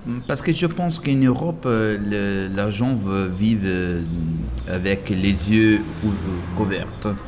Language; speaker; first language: French; non-native, learner; Italian